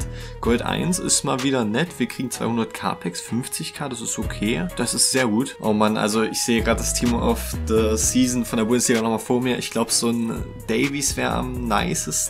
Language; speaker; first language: German; native; German